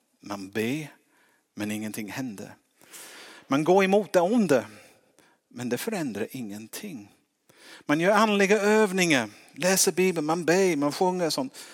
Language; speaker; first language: Swedish; non-native, fluent; English